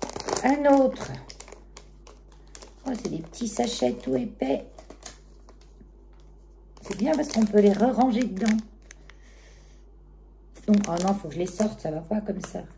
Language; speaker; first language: French; native; French